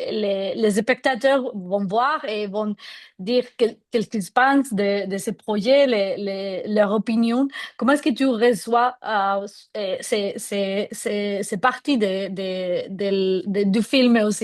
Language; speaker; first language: French; non-native, fluent; Spanish